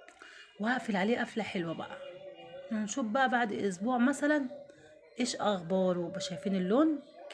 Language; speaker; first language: Arabic; native; Arabic